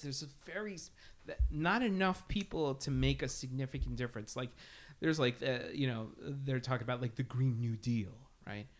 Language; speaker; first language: English; early bilingual, other home language; Spanish